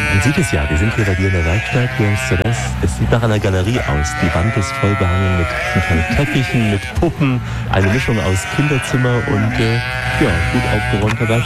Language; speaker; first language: German; native; German